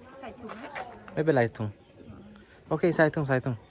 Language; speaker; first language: Thai; non-native, learner; Turkish